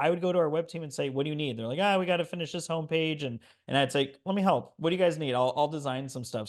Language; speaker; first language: English; native; English